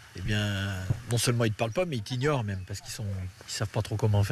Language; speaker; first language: French; native; French